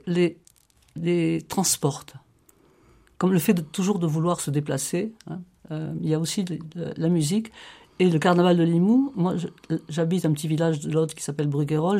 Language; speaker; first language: French; native; French